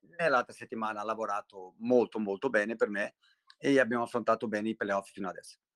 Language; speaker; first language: Italian; non-native, fluent; Portuguese